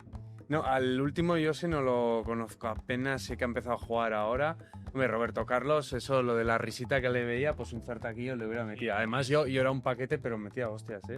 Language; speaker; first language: Spanish; native; Spanish